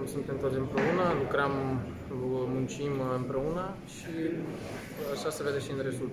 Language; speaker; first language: Romanian; non-native, fluent; Slovak